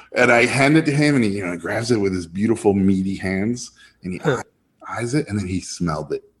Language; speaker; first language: English; non-native, fluent; Spanish